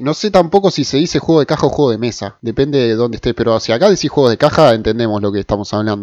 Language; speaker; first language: Spanish; native; Spanish